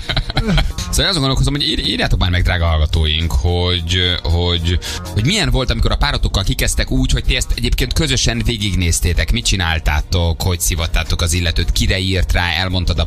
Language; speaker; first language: Hungarian; native; Hungarian